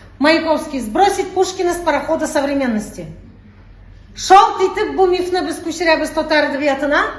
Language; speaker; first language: Tatar; non-native, local second language; Russian